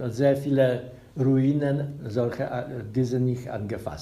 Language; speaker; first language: German; non-native, fluent; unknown